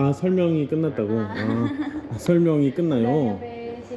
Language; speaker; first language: Korean; native; Korean